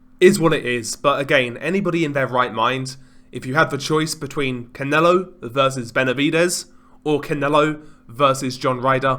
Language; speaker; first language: English; native; English